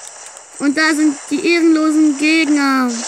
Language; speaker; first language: German; native; German